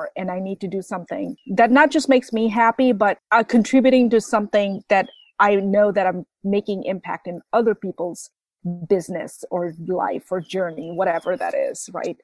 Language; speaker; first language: English; non-native, local second language; Bangla